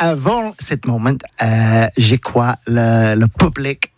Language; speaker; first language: French; non-native, learner; English